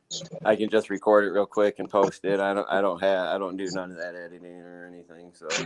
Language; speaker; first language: English; native; English